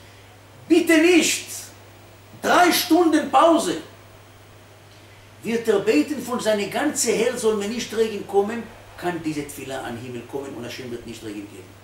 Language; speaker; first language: German; non-native, fluent; Hebrew